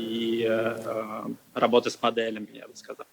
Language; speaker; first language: Russian; native; Russian